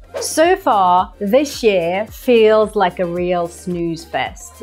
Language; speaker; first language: English; non-native, fluent; Russian